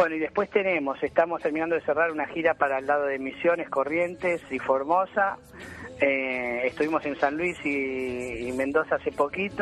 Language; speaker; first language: Spanish; native; Spanish